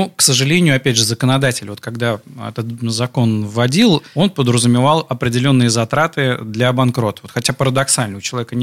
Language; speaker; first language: Russian; native; Russian